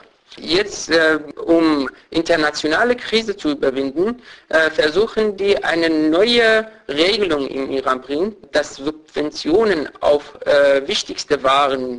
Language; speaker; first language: German; non-native, fluent; Persian